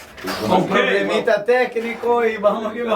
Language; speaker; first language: Spanish; non-native, fluent; Portuguese